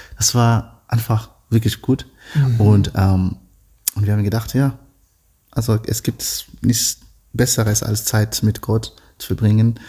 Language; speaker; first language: German; non-native, learner; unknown